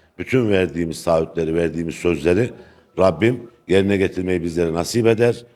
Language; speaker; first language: Turkish; native; Turkish